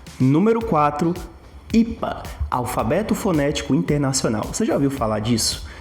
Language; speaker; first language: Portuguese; native; Portuguese